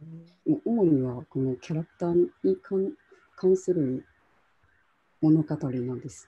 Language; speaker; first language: Japanese; non-native, local second language; Chinese